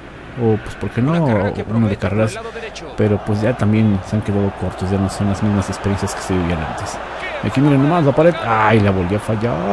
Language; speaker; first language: Spanish; native; Spanish